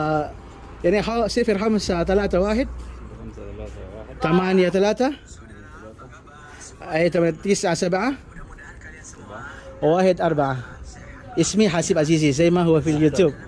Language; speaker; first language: Arabic; non-native, learner; Indonesian